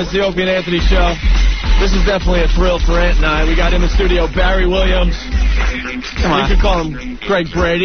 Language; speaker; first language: English; native; English